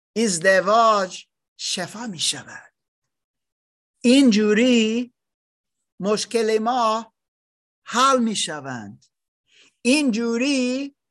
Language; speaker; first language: Persian; non-native, learner; German